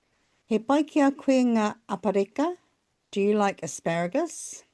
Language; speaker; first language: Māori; non-native, local second language; English